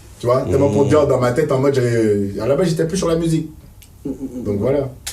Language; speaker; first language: French; native; French